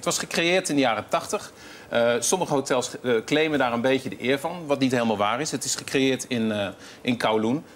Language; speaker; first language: Dutch; native; Dutch